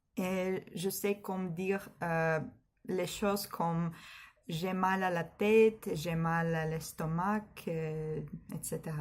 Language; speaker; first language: French; non-native, learner; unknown